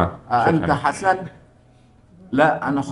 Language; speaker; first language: Arabic; non-native, learner; Indonesian